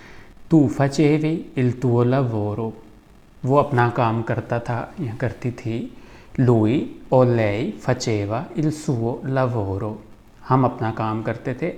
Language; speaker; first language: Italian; non-native, fluent; Urdu